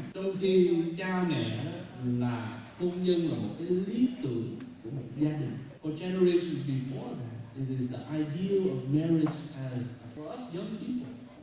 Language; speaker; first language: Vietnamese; early bilingual, heritage; Vietnamese